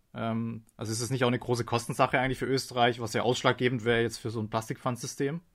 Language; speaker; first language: German; native; German